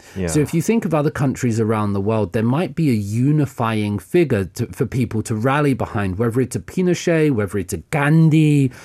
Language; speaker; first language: English; native; English